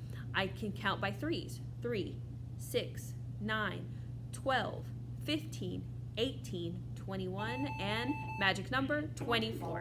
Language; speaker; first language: English; native; English